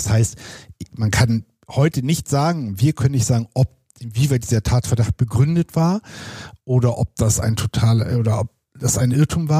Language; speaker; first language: German; native; German